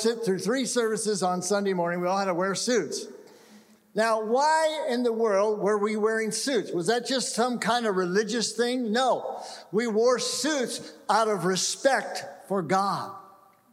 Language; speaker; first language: English; native; English